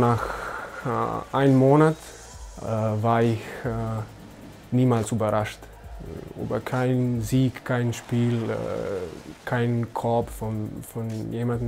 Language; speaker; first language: German; non-native, fluent; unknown